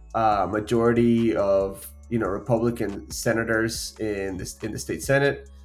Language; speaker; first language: English; native; English